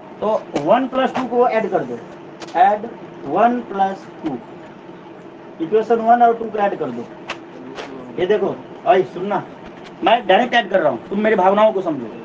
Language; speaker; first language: Hindi; native; Hindi